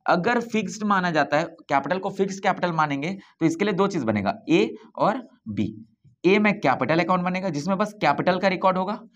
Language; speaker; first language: Hindi; native; Hindi